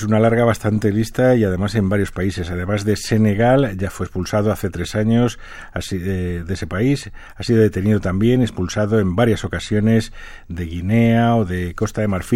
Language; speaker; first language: Spanish; native; Spanish